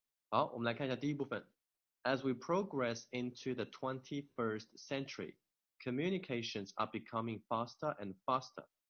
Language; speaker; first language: English; non-native, fluent; Chinese